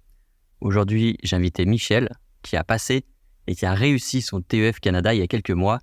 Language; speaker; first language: French; native; French